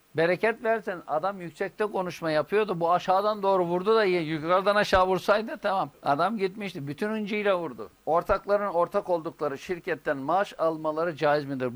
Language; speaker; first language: Turkish; native; Turkish